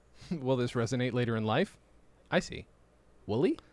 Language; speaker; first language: English; native; English